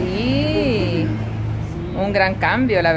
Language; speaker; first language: Spanish; native; Spanish